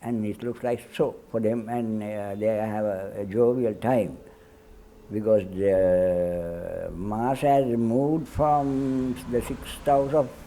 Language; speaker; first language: English; non-native, local second language; Sinhala